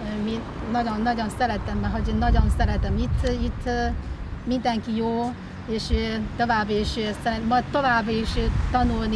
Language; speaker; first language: Hungarian; non-native, learner; Chinese